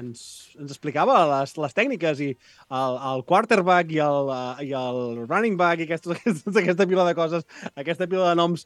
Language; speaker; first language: Catalan; native; Catalan